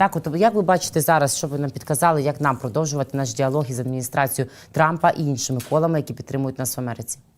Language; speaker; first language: Ukrainian; native; Ukrainian